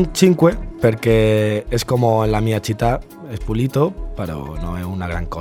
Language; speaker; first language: Italian; non-native, learner; Spanish